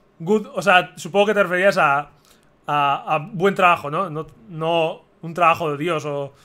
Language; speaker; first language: Spanish; native; Spanish